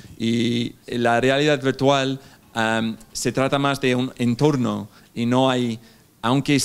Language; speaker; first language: Spanish; non-native, fluent; English